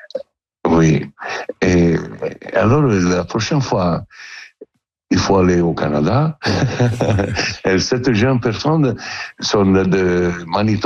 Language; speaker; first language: French; non-native, learner; Italian